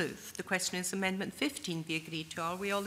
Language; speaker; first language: English; native; English